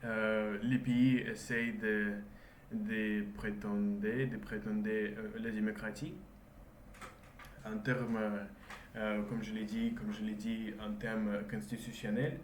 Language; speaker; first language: French; non-native, learner; Russian